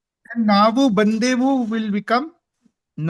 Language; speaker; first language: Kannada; non-native, learner; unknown